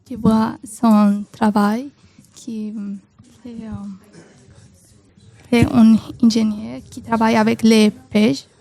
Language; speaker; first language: French; non-native, learner; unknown